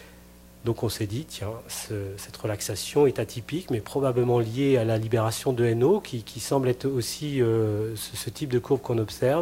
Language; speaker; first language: French; native; French